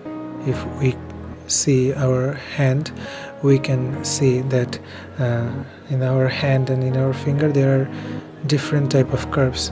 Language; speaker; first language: English; non-native, fluent; Bangla